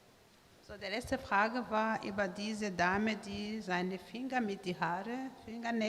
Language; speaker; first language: German; non-native, learner; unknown